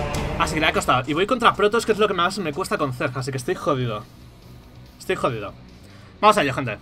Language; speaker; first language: Spanish; native; Spanish